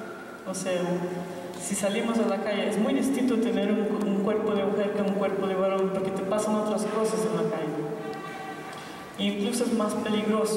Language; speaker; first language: Spanish; non-native, local second language; Portuguese